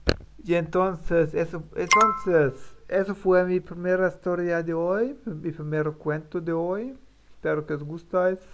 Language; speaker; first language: Spanish; non-native, learner; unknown